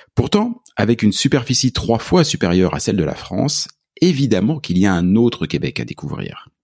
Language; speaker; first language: French; native; French